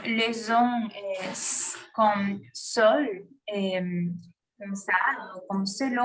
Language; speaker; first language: French; non-native, learner; Spanish